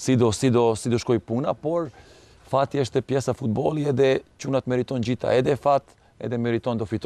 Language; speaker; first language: Albanian; non-native, learner; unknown